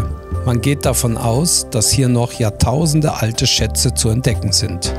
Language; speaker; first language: German; native; German